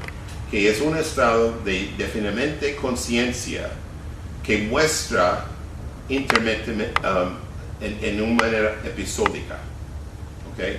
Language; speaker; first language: Spanish; non-native, fluent; English